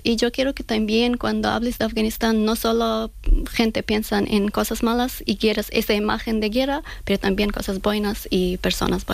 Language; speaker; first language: Spanish; non-native, fluent; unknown